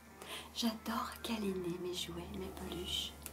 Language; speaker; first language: French; native; French